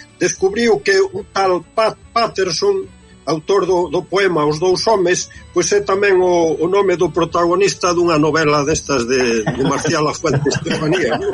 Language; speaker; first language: Galician; native; Galician